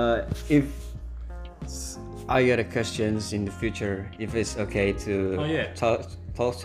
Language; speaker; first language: English; non-native, fluent; Indonesian